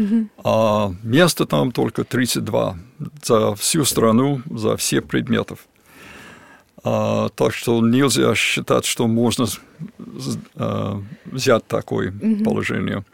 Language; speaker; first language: Russian; non-native, fluent; English